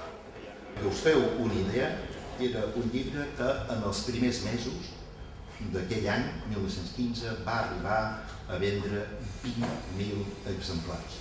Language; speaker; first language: Catalan; non-native, fluent; English